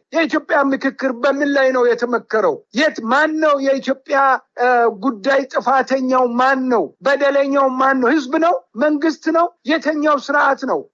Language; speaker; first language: Amharic; native; Amharic